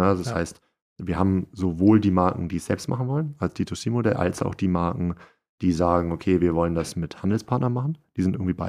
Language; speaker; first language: German; native; German